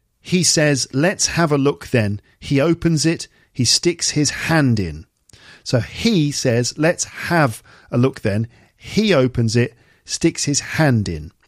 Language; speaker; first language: English; native; English